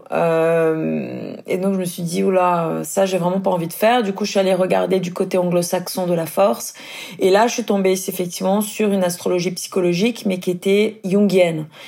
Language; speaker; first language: French; non-native, fluent; Portuguese